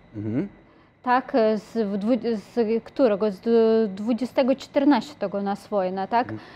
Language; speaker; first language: Polish; non-native, learner; Ukrainian